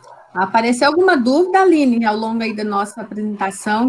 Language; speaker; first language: Portuguese; native; Portuguese